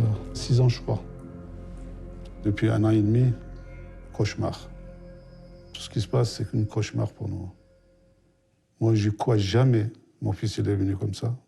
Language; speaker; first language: French; non-native, fluent; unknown